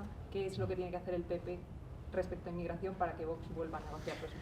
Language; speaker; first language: Spanish; native; Spanish